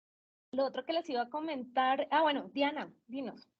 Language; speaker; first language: Spanish; native; Spanish